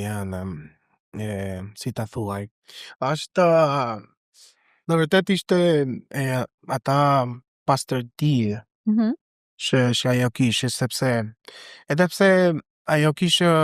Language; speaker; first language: Albanian; non-native, learner; Spanish